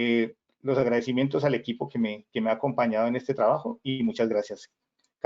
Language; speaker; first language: Spanish; native; Spanish